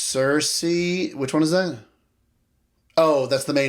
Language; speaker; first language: English; native; English